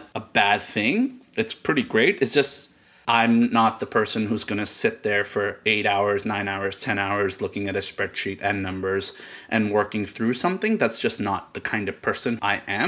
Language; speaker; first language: English; non-native, local second language; Urdu